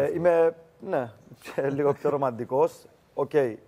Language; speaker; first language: Greek; native; Greek